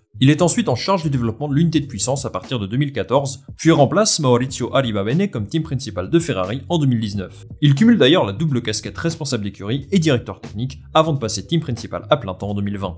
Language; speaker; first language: French; native; French